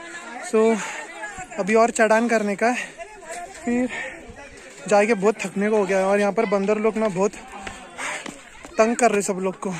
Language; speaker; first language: Hindi; native; Hindi